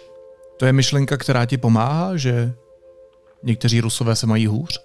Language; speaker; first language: Czech; native; Czech